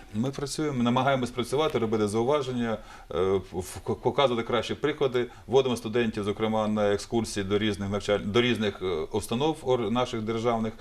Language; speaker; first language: Ukrainian; native; Ukrainian